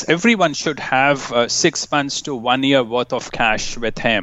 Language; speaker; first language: English; non-native, local second language; Hindi